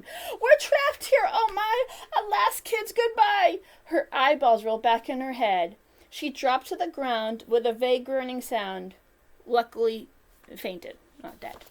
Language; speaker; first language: English; native; English